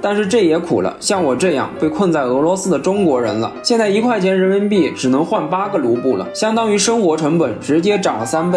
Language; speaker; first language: Chinese; native; Chinese